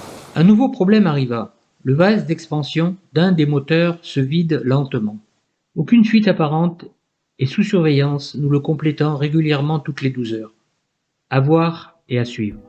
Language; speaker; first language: French; native; French